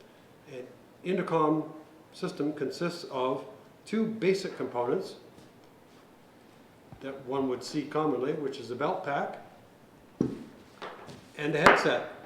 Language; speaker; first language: English; native; English